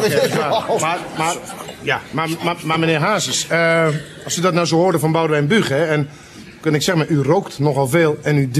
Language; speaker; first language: Dutch; native; Dutch